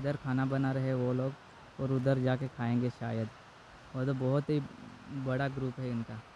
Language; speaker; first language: Hindi; non-native, local second language; Gujarati